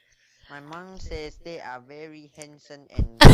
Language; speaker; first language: English; non-native, learner; Chinese